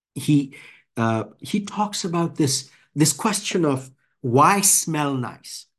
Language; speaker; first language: English; non-native, local second language; Bangla